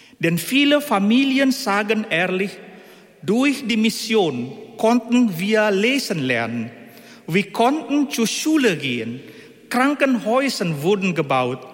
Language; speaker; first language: German; non-native, fluent; Indonesian